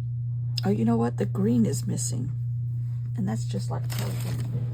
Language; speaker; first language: English; native; English